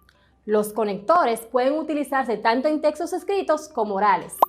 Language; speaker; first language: Spanish; native; Spanish